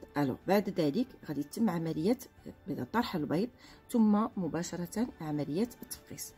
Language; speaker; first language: Arabic; native; Arabic